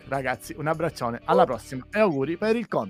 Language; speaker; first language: Italian; native; Italian